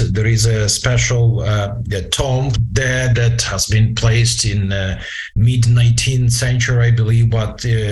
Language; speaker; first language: English; non-native, fluent; Ukrainian